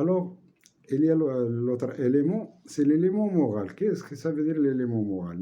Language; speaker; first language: French; non-native, local second language; Arabic